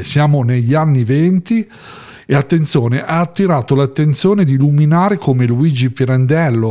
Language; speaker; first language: Italian; native; Italian